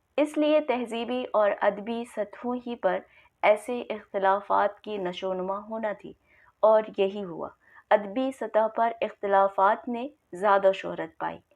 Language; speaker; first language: Urdu; native; Urdu